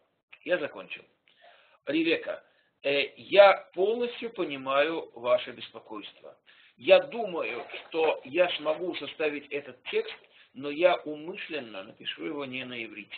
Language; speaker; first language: Russian; native; Russian